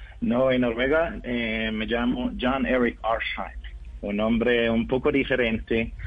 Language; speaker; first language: Spanish; non-native, learner; Norwegian